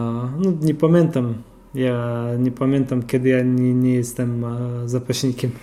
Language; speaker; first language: Polish; non-native, fluent; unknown